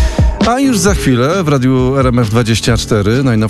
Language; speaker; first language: Polish; native; Polish